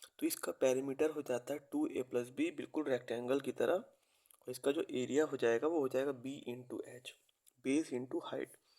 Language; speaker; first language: Hindi; native; Hindi